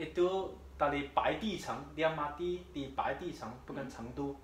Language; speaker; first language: Indonesian; non-native, learner; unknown